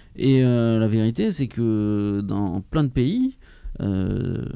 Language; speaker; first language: French; native; French